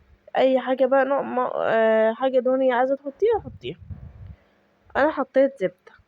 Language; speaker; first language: Arabic; native; Arabic